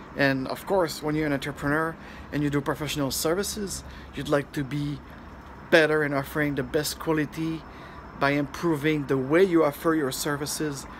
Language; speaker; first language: English; non-native, fluent; French